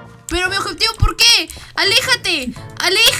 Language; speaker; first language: Spanish; native; Spanish